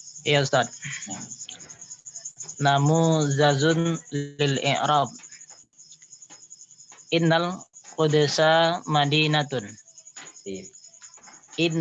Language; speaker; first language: Arabic; non-native, learner; Indonesian